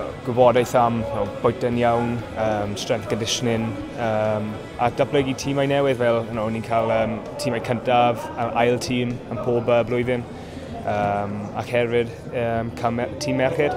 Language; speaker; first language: Welsh; non-native, local second language; English